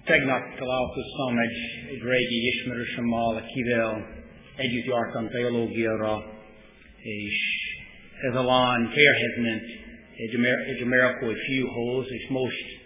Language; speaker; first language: Hungarian; non-native, fluent; English